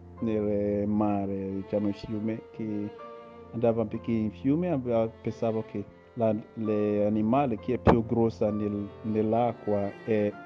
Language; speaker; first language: Italian; non-native, learner; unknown